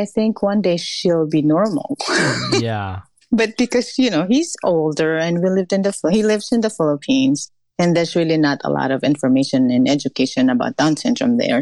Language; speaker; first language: English; non-native, local second language; Filipino